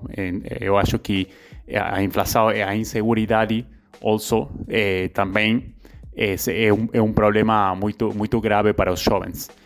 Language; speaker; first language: Portuguese; non-native, learner; Spanish